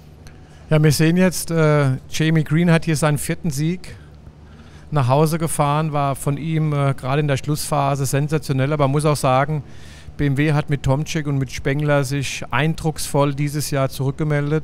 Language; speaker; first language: German; native; German